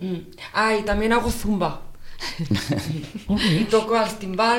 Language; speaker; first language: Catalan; non-native, local second language; Spanish